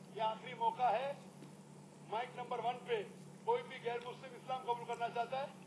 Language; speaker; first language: Hindi; non-native, local second language; Konkani